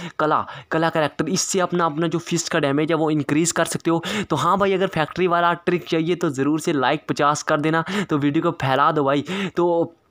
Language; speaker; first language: Hindi; native; Hindi